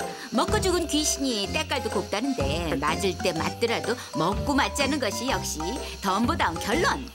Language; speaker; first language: Korean; native; Korean